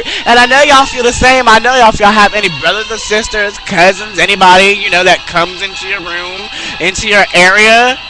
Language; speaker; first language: English; native; English